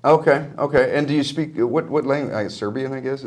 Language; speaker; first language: English; native; English